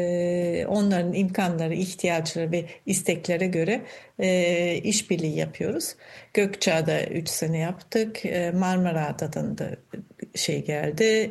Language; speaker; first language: Turkish; non-native, fluent; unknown